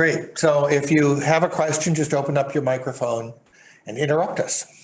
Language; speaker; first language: English; native; English